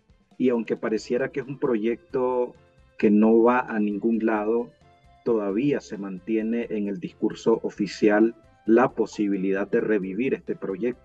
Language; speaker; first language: Spanish; native; Spanish